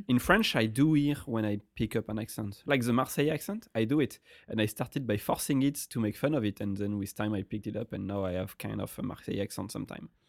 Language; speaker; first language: English; non-native, fluent; French